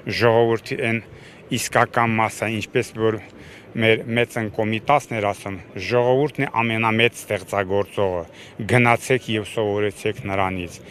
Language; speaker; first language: Armenian; native; Armenian